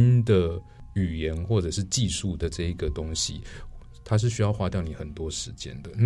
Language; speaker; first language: Chinese; native; Chinese